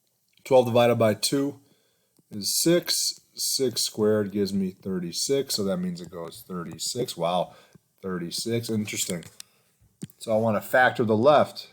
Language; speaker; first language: English; native; English